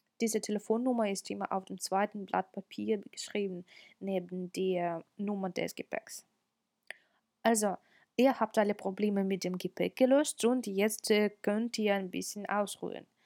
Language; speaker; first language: German; non-native, fluent; Russian